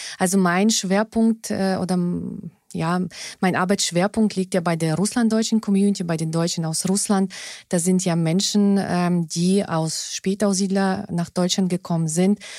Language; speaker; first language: German; non-native, fluent; Russian